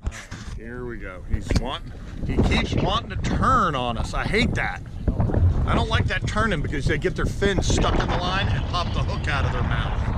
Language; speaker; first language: English; native; English